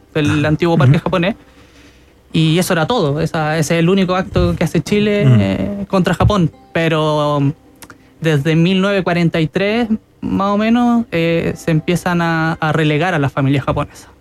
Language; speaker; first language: Spanish; native; Spanish